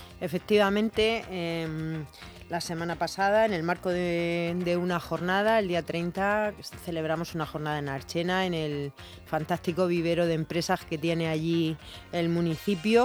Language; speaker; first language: Spanish; native; Spanish